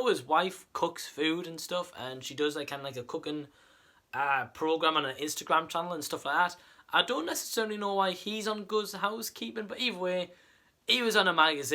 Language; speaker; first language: English; native; English